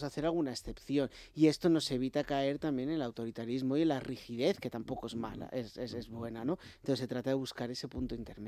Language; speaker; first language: Spanish; native; Spanish